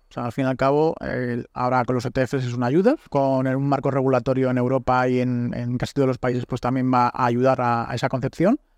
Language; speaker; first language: Spanish; native; Spanish